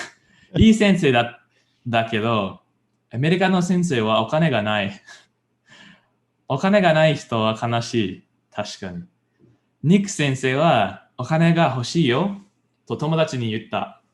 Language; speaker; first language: Japanese; non-native, learner; English